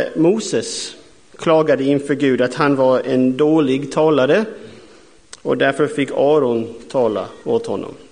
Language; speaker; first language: Swedish; non-native, fluent; English